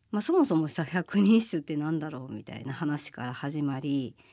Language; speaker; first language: Japanese; native; Japanese